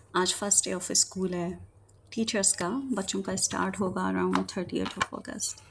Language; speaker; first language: Urdu; native; Urdu